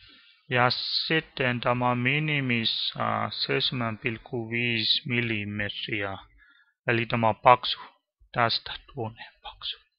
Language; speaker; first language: Finnish; non-native, learner; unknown